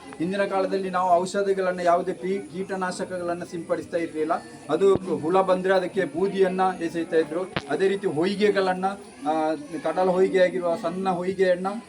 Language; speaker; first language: Kannada; non-native, local second language; Tulu